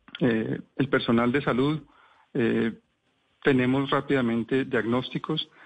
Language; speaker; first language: Spanish; native; Spanish